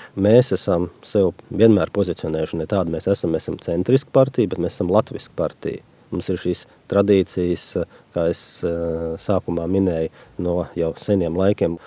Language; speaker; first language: Latvian; native; Latvian